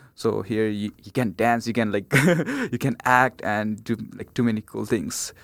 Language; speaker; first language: English; non-native, local second language; Nepali